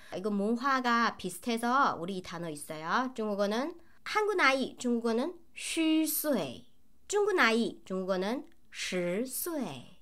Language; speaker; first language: Korean; non-native, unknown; Chinese